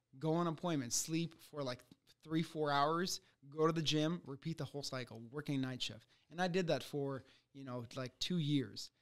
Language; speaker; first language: English; early bilingual, other home language; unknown